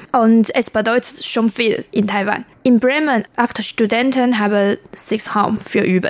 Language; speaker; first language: German; non-native, learner; Chinese